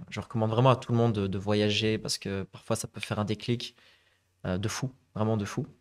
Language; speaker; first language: French; native; French